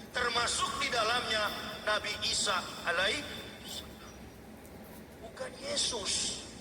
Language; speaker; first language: Indonesian; native; Indonesian